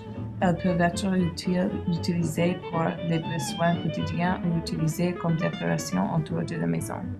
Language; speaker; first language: French; non-native, learner; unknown